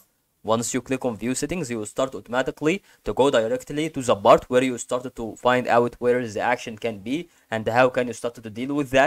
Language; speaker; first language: English; non-native, fluent; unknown